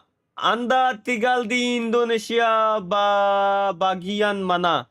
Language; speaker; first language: Indonesian; non-native, learner; Bangla